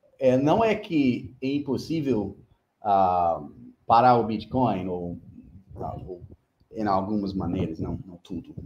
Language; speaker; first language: Portuguese; non-native, fluent; English